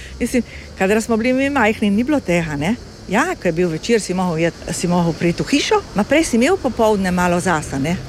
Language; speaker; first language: Slovenian; native; Slovenian